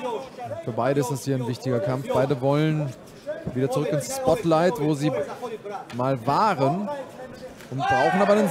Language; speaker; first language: German; native; German